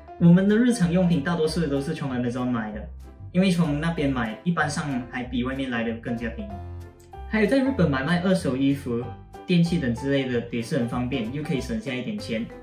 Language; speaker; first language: Chinese; native; Chinese